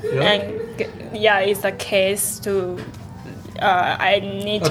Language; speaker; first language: English; non-native, learner; Chinese